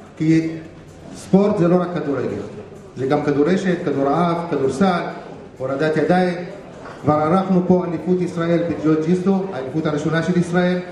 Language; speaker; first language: Hebrew; non-native, local second language; Arabic